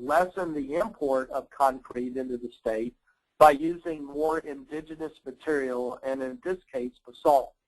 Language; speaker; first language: English; native; English